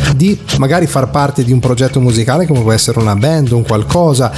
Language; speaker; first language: Italian; native; Italian